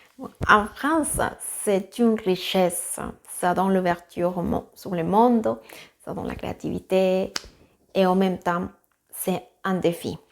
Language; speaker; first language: French; non-native, fluent; Spanish